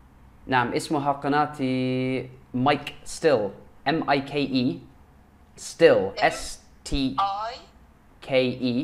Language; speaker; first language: Arabic; non-native, learner; English